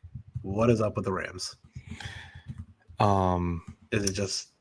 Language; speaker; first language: English; native; English